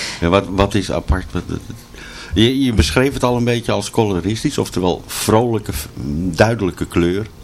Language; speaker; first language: Dutch; native; Dutch